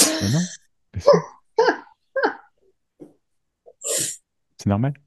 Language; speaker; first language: French; native; French